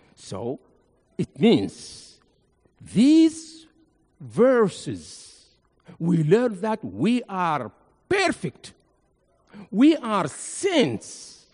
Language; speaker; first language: English; non-native, fluent; Arabic